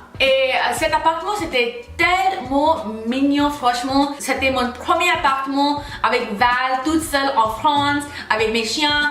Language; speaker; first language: French; non-native, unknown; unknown